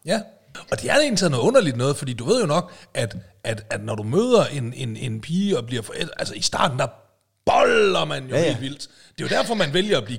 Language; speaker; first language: Danish; native; Danish